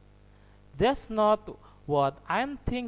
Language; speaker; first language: English; non-native, learner; Indonesian